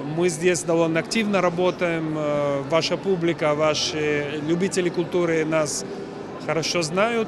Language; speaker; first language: Russian; non-native, fluent; Italian